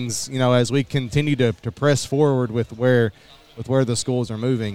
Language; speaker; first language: English; native; English